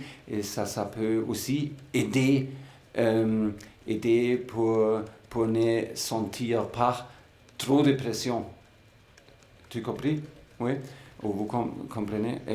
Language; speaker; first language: French; non-native, fluent; German